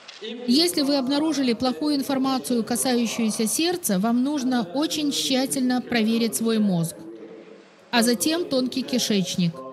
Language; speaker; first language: Russian; native; Russian